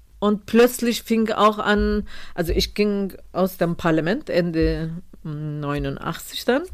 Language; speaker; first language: German; non-native, fluent; Turkish